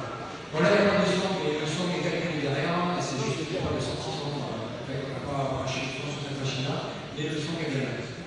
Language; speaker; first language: French; native; French